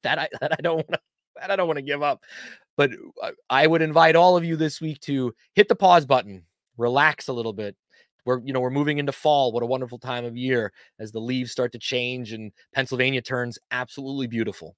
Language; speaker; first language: English; native; English